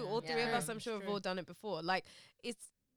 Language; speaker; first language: English; native; English